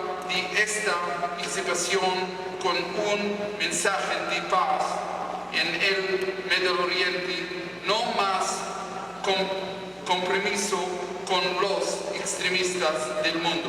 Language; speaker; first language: Spanish; non-native, fluent; Hebrew